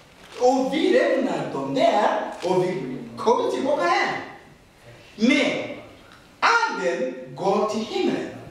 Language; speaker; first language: Swedish; non-native, fluent; Rundi